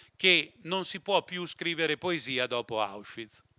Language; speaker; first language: Italian; native; Italian